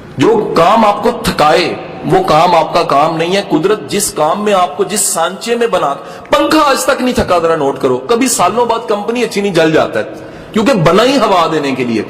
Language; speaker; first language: Urdu; non-native, local second language; Punjabi